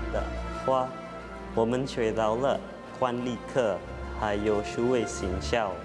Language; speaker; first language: Chinese; non-native, fluent; Indonesian